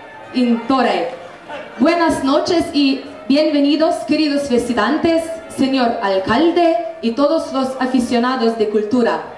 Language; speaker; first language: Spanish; non-native, fluent; Slovenian